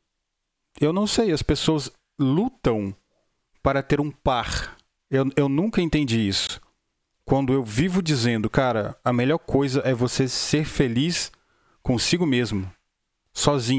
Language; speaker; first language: Portuguese; native; Portuguese